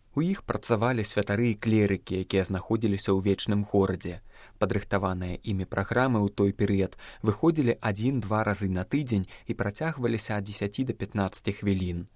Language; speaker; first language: Belarusian; native; Belarusian